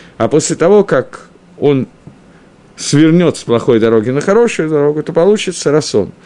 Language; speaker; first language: Russian; early bilingual, heritage; Russian